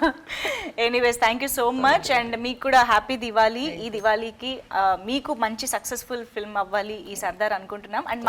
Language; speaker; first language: Telugu; native; Telugu